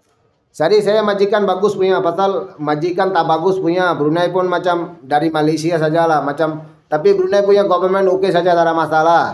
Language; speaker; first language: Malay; non-native, fluent; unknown